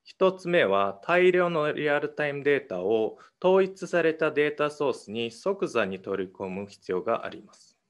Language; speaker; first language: Japanese; non-native, fluent; Mongolian